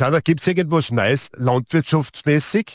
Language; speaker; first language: German; native; German